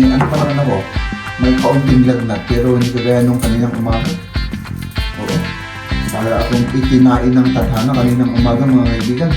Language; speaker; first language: Filipino; native; Filipino